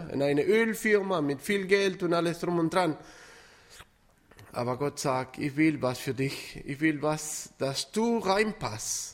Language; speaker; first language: German; non-native, fluent; Spanish